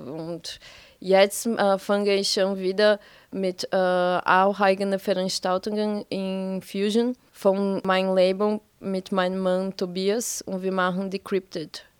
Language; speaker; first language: German; non-native, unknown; Portuguese